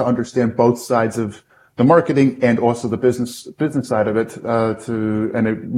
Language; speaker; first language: English; native; English